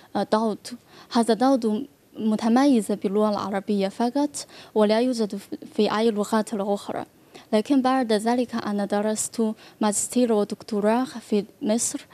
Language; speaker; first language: Arabic; non-native, learner; Chinese